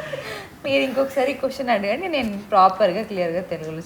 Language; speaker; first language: Telugu; non-native, learner; Tamil